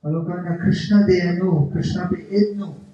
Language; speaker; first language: French; non-native, local second language; Morisyen